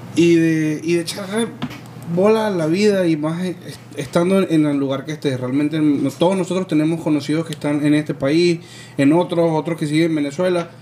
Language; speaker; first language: Spanish; native; Spanish